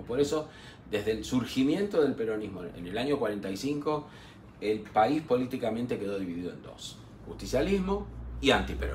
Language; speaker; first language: Spanish; native; Spanish